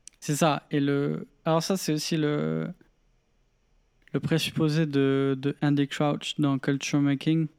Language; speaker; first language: French; native; French